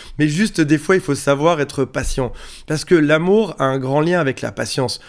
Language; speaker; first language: French; native; French